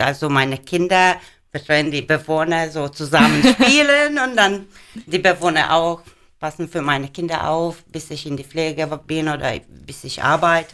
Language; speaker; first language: German; non-native, fluent; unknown